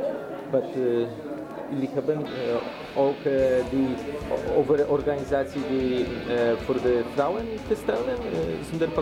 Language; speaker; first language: Dutch; non-native, learner; Polish